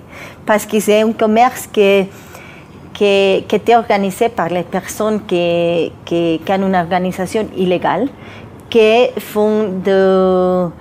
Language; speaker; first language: French; non-native, fluent; Spanish